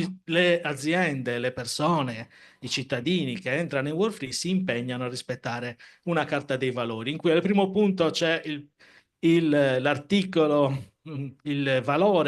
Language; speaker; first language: Italian; native; Italian